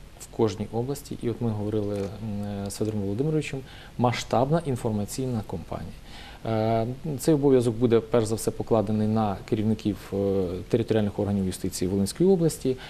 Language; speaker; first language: Ukrainian; native; Ukrainian